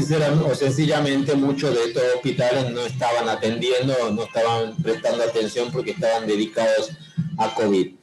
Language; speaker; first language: Spanish; native; Spanish